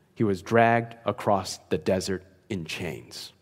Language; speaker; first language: English; native; English